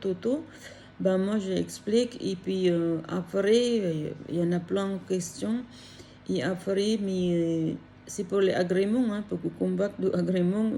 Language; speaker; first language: French; non-native, learner; Filipino